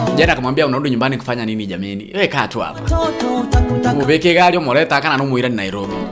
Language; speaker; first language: Swahili; non-native, local second language; Gusii